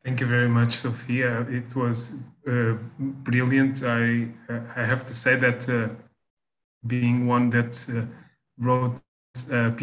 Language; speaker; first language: English; non-native, fluent; Portuguese